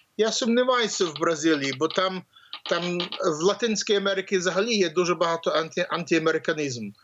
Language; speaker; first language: Ukrainian; early bilingual, heritage; English